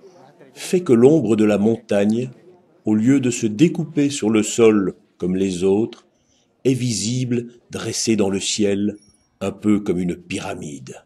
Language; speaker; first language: French; native; French